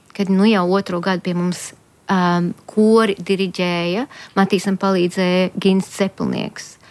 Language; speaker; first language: Latvian; early bilingual, heritage; Latvian